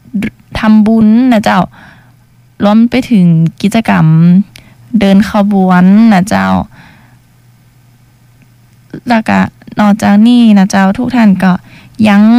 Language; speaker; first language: Thai; non-native, local second language; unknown